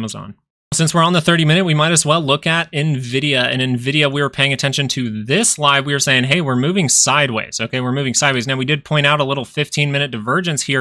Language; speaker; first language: English; native; English